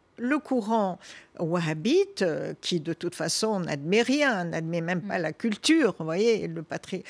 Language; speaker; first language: French; non-native, local second language; Arabic